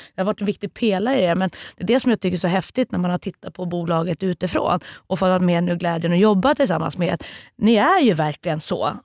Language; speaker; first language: Swedish; native; Swedish